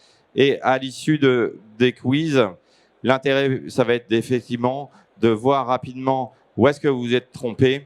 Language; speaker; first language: French; native; French